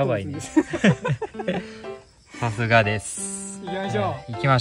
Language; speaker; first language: Japanese; native; Japanese